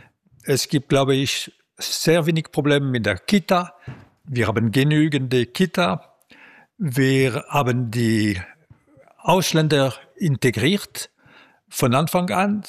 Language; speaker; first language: German; non-native, local second language; French